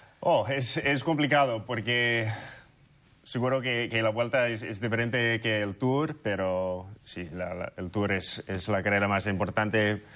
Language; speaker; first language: Spanish; non-native, fluent; English